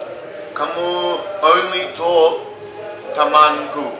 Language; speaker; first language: Indonesian; non-native, learner; English